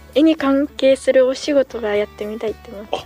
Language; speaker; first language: Japanese; native; Japanese